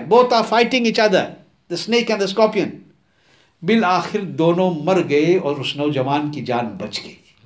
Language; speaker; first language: English; early bilingual, other home language; Urdu